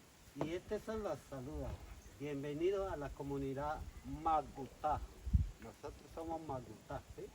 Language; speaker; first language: Spanish; non-native, local second language; Ticuna